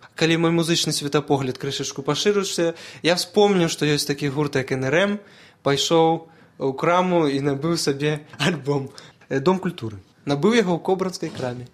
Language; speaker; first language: Belarusian; non-native, local second language; Russian